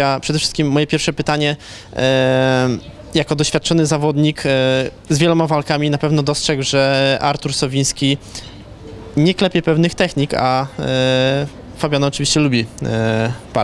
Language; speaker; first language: Polish; native; Polish